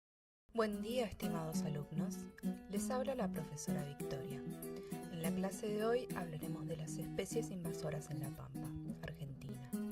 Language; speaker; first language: Spanish; native; Spanish